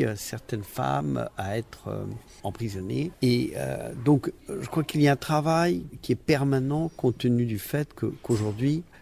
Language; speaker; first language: French; non-native, fluent; Spanish